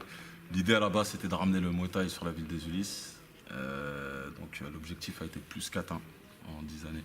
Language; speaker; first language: French; native; French